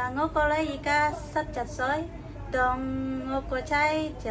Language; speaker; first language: Cantonese; non-native, learner; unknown